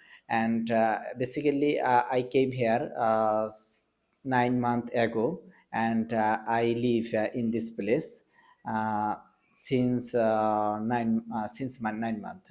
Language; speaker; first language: English; non-native, learner; Bangla